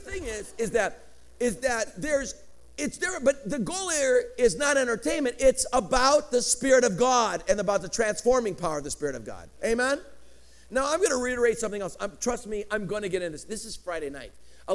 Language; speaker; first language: English; early bilingual, other home language; Greek